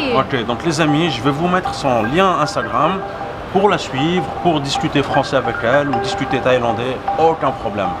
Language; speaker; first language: French; native; French